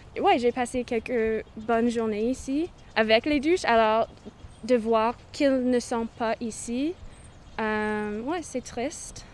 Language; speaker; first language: French; non-native, local second language; English